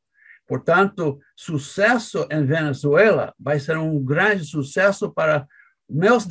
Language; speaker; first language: Spanish; non-native, learner; English